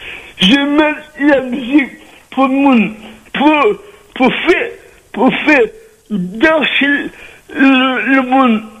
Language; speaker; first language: French; non-native, local second language; Réunion Creole French